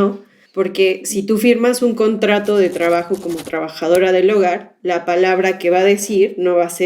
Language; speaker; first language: Spanish; native; Spanish